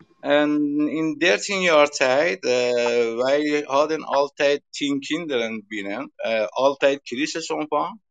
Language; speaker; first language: Dutch; non-native, learner; Persian